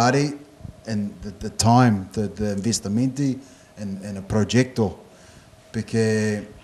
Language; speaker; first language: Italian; non-native, learner; English